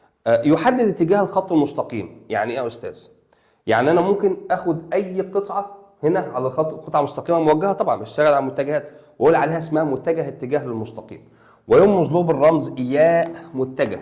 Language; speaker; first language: Arabic; native; Arabic